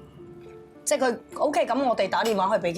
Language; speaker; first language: Cantonese; native; Cantonese